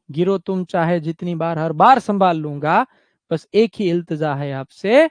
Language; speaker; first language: Hindi; non-native, local second language; Gujarati